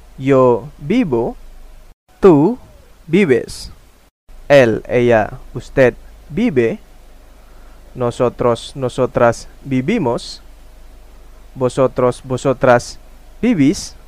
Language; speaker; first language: Spanish; non-native, fluent; Indonesian